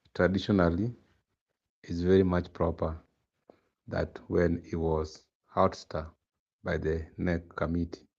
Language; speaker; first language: English; non-native, local second language; Swahili